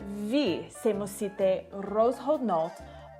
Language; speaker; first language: Czech; non-native, learner; English